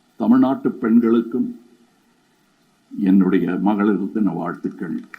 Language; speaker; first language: Tamil; native; Tamil